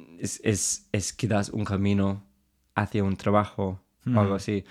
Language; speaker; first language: Spanish; non-native, fluent; English